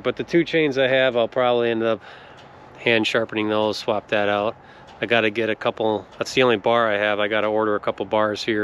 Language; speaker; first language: English; native; English